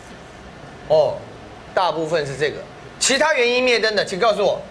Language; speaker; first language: Chinese; native; Chinese